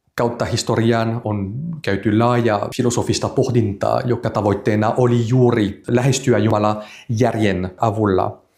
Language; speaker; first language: Finnish; non-native, fluent; French